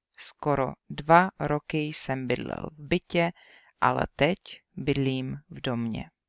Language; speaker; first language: Czech; native; Czech